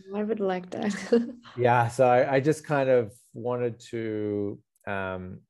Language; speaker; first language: English; native; English